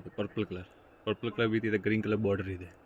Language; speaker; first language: Kannada; non-native, local second language; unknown